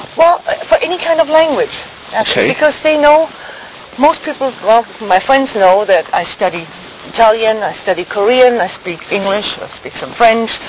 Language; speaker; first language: English; non-native, fluent; German